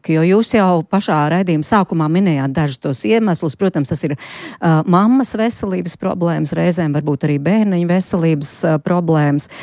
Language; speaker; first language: Latvian; native; Latvian